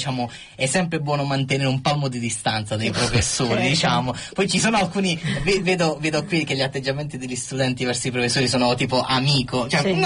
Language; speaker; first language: Italian; native; Italian